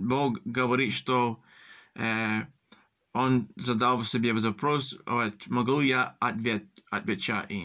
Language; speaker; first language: Russian; early bilingual, heritage; English